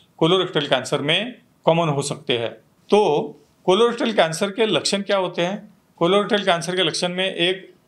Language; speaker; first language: Hindi; non-native, local second language; Marathi